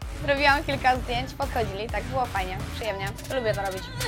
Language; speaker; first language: Polish; native; Polish